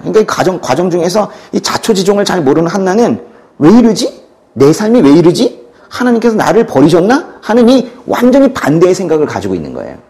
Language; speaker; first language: Korean; native; Korean